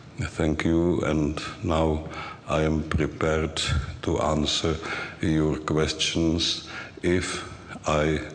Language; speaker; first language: English; non-native, learner; Czech